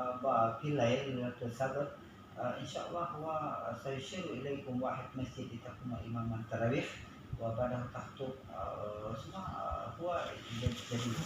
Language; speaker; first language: Arabic; non-native, learner; Indonesian